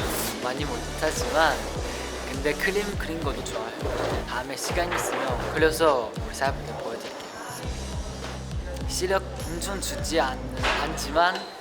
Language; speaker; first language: Korean; non-native, learner; Chinese